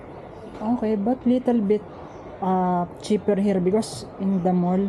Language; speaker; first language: English; non-native, local second language; Filipino